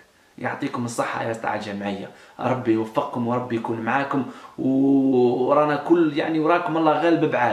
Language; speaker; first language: Arabic; native; Arabic